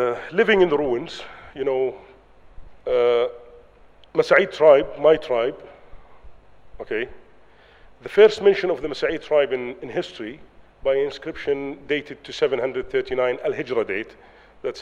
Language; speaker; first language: English; non-native, learner; Arabic